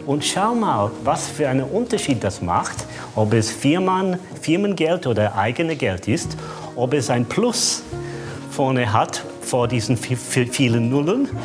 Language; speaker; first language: German; non-native, fluent; English